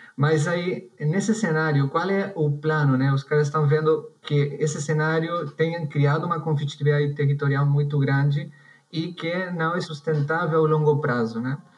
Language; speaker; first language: Portuguese; non-native, fluent; Spanish